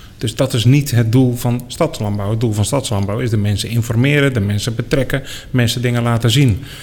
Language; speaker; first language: Dutch; native; Dutch